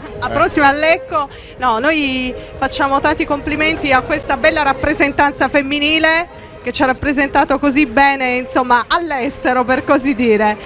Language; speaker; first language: Italian; native; Italian